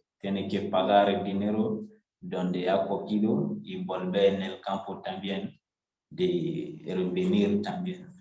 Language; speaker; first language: Spanish; non-native, learner; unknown